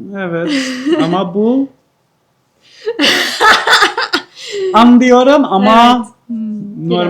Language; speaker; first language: Turkish; non-native, learner; English